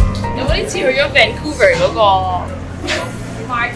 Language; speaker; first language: Chinese; native; Chinese